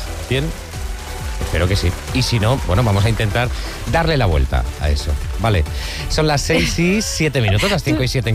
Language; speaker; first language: Spanish; native; Spanish